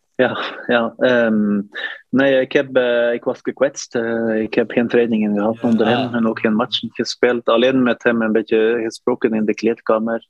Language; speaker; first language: Dutch; non-native, fluent; Norwegian